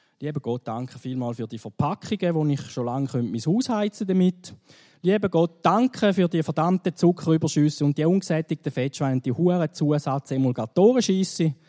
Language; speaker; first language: German; native; German